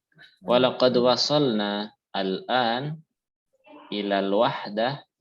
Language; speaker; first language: Arabic; non-native, fluent; Indonesian